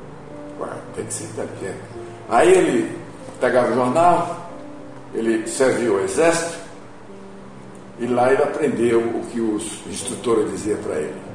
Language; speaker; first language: Portuguese; native; Portuguese